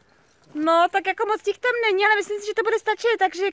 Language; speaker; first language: Czech; native; Czech